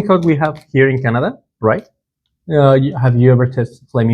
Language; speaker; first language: English; non-native, learner; Spanish